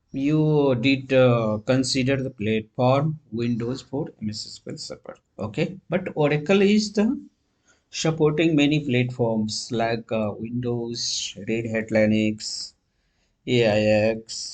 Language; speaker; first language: English; non-native, local second language; Hindi